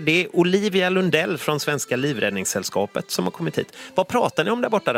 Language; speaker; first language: Swedish; native; Swedish